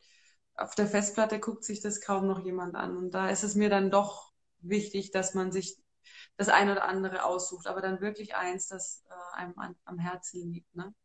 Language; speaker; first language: German; native; German